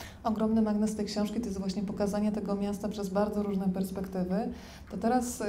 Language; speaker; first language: Polish; native; Polish